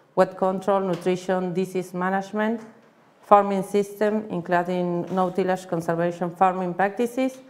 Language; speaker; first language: English; non-native, fluent; Spanish